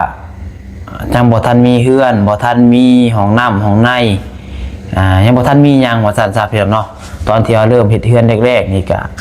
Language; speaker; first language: Thai; non-native, local second language; Lao